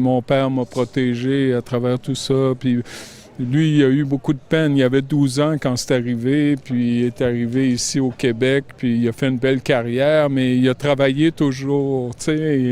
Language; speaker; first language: French; native; French